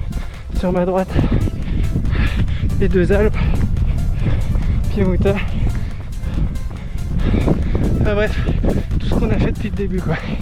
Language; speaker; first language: French; native; French